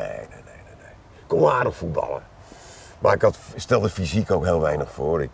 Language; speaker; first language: Dutch; native; Dutch